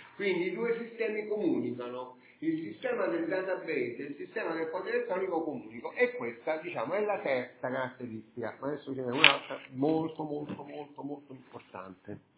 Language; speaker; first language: Italian; native; Italian